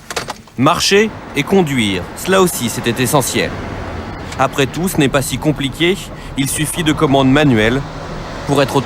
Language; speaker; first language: French; native; French